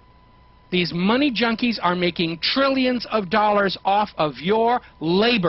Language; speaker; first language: English; native; English